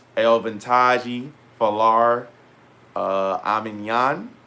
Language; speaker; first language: Portuguese; non-native, learner; English